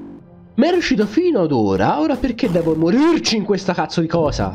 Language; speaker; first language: Italian; native; Italian